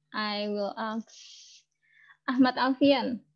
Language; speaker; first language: English; non-native, fluent; Indonesian